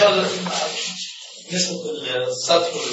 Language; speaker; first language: Arabic; non-native, learner; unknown